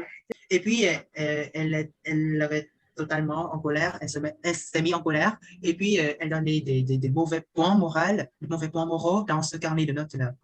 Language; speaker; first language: French; non-native, fluent; Vietnamese